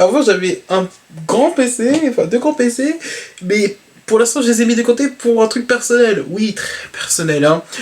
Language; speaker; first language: French; native; French